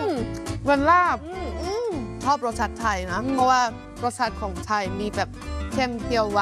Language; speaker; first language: Thai; non-native, fluent; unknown